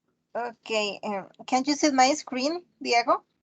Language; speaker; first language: English; non-native, fluent; Spanish